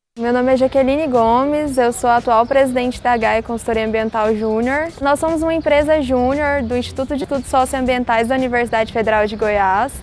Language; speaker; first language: Portuguese; native; Portuguese